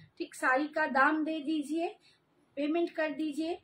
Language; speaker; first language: Hindi; non-native, local second language; Bangla